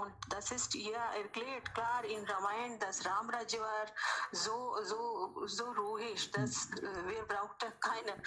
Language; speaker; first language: German; non-native, learner; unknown